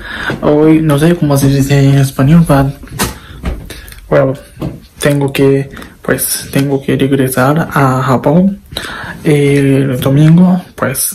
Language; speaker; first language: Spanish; non-native, learner; Japanese